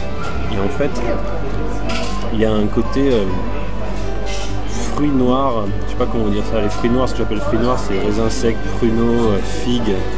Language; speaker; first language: French; native; French